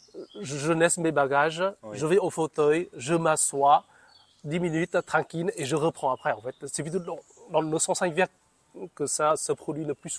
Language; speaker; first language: French; non-native, fluent; Vietnamese